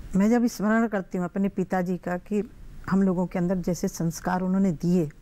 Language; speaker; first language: Hindi; native; Hindi